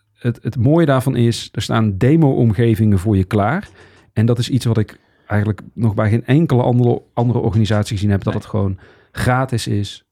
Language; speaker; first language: Dutch; native; Dutch